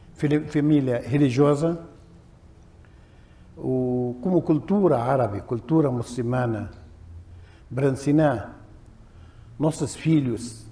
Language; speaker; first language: Portuguese; non-native, learner; Arabic